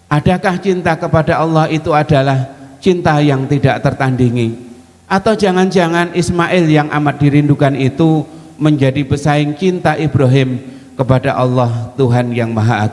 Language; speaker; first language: Indonesian; native; Indonesian